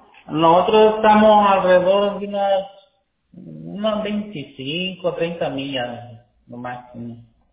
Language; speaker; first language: Spanish; native; Spanish